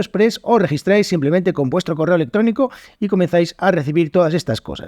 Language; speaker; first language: Spanish; native; Spanish